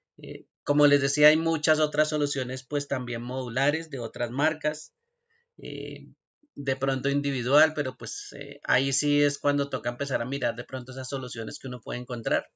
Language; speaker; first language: Spanish; native; Spanish